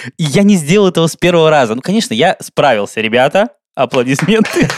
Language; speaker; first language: Russian; native; Russian